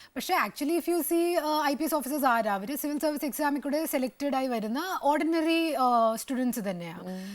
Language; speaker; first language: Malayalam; early bilingual, heritage; Malayalam